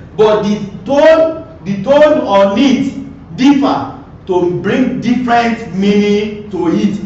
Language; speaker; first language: English; non-native, local second language; Yoruba